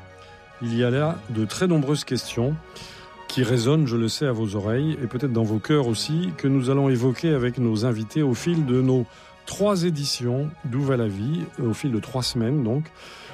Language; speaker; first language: French; native; French